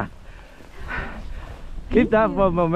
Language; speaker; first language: English; native; English